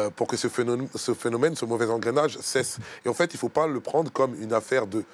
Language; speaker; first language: French; native; French